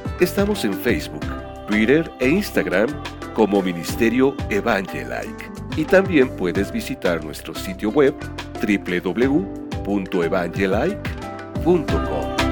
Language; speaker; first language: Spanish; native; Spanish